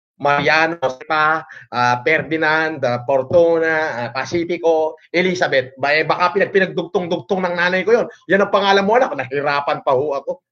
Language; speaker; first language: Filipino; non-native, local second language; Iloko